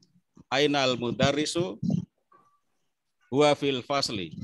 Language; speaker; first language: Arabic; non-native, learner; Indonesian